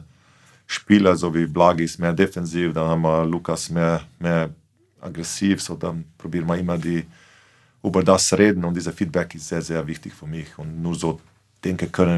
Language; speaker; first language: German; non-native, fluent; Slovenian